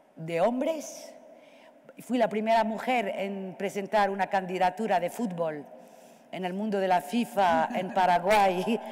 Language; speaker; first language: Spanish; non-native, fluent; Arabic